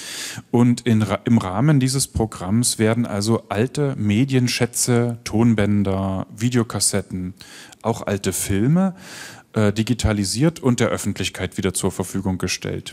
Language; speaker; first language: German; native; German